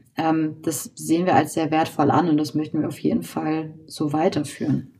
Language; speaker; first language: German; native; German